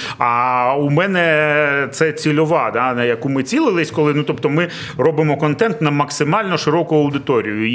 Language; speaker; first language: Ukrainian; non-native, local second language; Russian